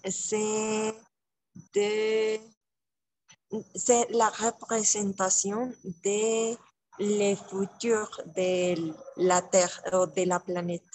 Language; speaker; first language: French; non-native, learner; Spanish